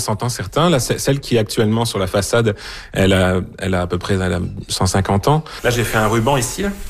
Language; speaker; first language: French; native; French